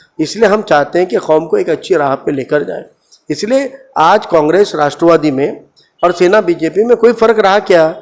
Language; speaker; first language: Hindi; non-native, local second language; Urdu